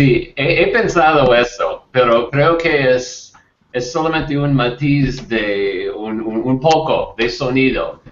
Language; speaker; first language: Spanish; non-native, learner; English